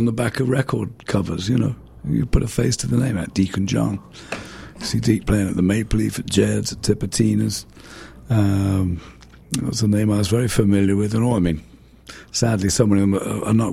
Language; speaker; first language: English; native; English